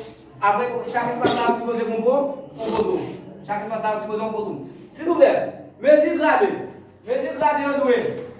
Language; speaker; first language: French; non-native, local second language; Haitian Creole